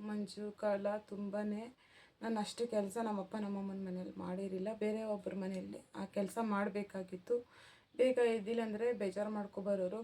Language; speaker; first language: Kannada; non-native, local second language; Telugu